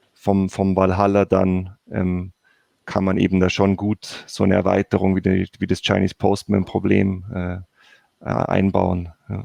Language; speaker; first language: German; native; German